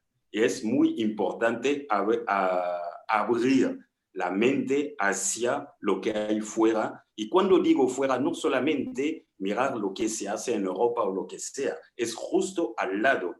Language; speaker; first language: Spanish; non-native, fluent; French